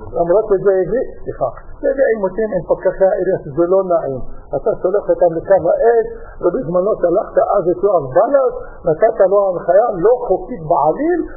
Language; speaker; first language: Hebrew; native; Hebrew